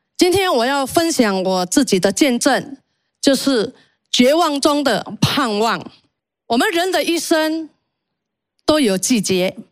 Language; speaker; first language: Chinese; early bilingual, heritage; Chinese